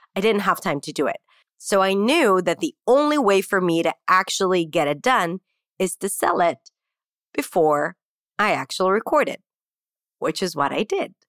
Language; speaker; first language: English; non-native, fluent; Hebrew